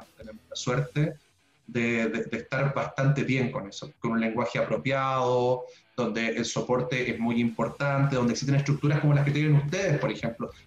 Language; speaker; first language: Spanish; native; Spanish